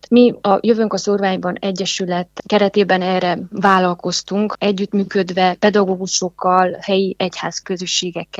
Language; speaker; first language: Hungarian; native; Hungarian